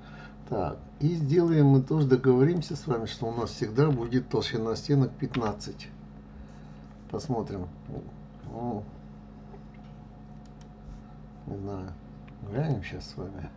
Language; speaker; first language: Russian; native; Russian